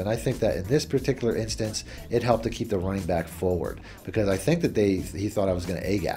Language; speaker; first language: English; native; English